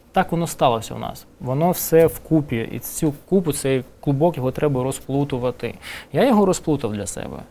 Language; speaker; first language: Ukrainian; non-native, local second language; Russian